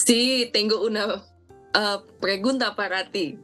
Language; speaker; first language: Spanish; non-native, learner; Indonesian